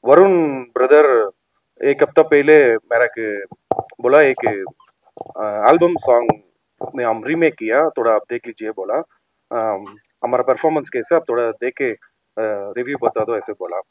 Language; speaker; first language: Hindi; non-native, local second language; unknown